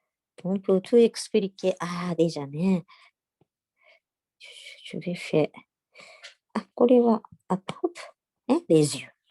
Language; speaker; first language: French; non-native, learner; Japanese